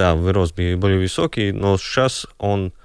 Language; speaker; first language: Russian; non-native, local second language; Latvian